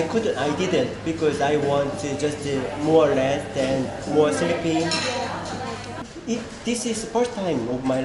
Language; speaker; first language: English; non-native, learner; Korean